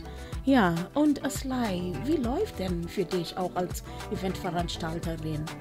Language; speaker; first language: German; non-native, local second language; Swahili